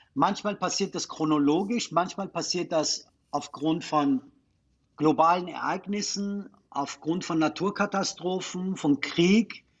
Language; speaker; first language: German; non-native, fluent; Persian